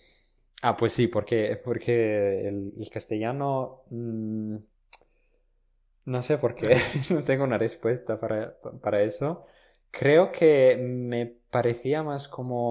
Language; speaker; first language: Spanish; non-native, fluent; Romanian